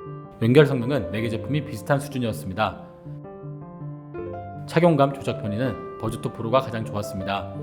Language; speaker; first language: Korean; native; Korean